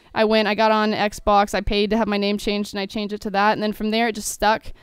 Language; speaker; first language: English; native; English